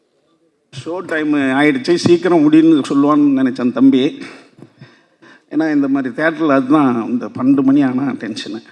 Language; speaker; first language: Tamil; native; Tamil